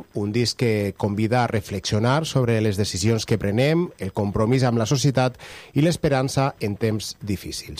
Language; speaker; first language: Catalan; native; Catalan